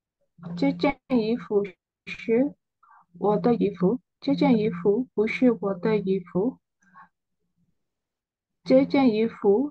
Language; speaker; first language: Chinese; non-native, learner; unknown